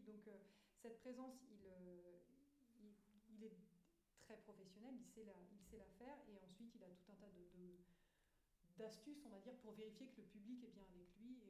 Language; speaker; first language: French; native; French